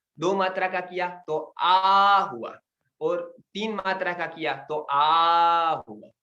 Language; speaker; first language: Hindi; non-native, local second language; Gujarati